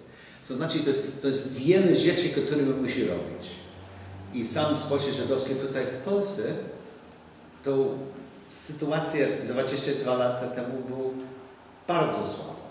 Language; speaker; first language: Polish; non-native, learner; English